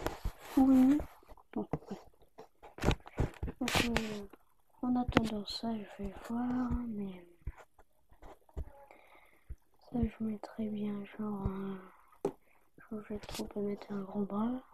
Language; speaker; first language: French; native; French